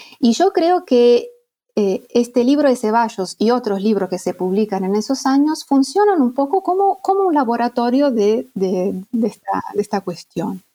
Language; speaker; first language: Spanish; non-native, fluent; Italian